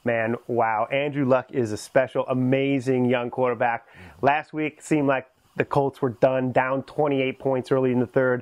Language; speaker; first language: English; native; English